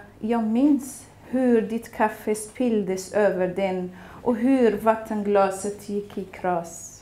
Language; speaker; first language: Swedish; non-native, fluent; Kurdish